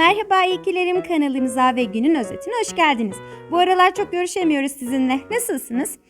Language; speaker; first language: Turkish; native; Turkish